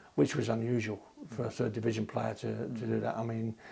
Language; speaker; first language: English; native; English